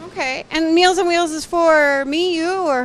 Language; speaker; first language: English; native; English